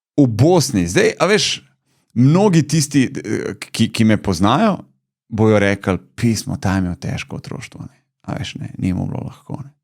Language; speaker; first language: Slovenian; early bilingual, other home language; Bosnian